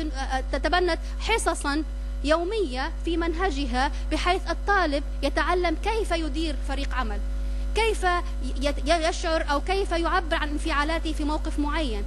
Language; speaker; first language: Arabic; native; Arabic